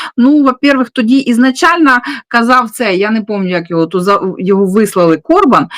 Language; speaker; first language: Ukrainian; non-native, local second language; Russian